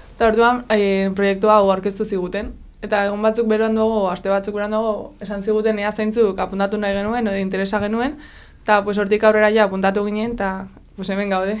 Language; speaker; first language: Basque; non-native, local second language; Spanish